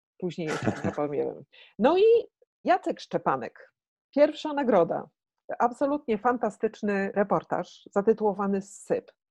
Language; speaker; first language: Polish; native; Polish